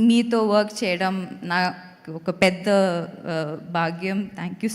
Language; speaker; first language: Telugu; non-native, fluent; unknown